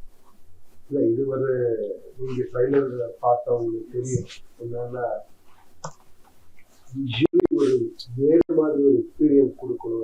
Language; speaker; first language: Tamil; non-native, learner; Kannada